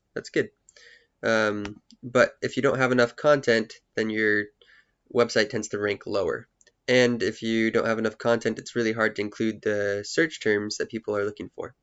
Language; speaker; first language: English; native; English